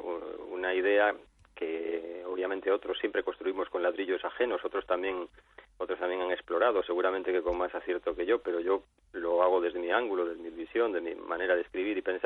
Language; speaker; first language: Spanish; native; Spanish